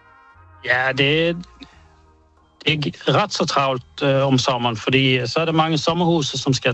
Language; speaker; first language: Danish; early bilingual, heritage; Swedish